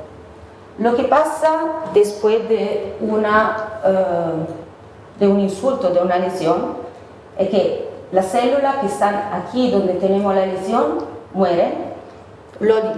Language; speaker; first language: Spanish; non-native, fluent; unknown